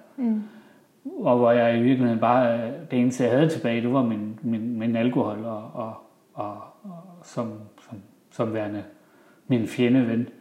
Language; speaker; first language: Danish; early bilingual, other home language; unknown